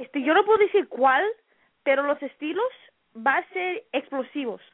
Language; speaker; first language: Spanish; early bilingual, heritage; Spanish